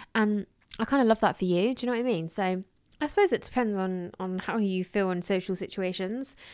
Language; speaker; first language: English; native; English